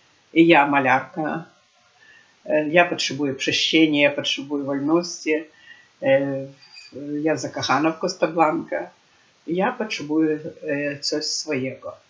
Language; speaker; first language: Polish; non-native, learner; Ukrainian